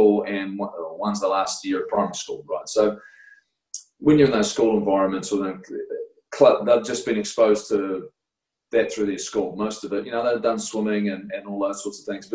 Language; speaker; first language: English; native; English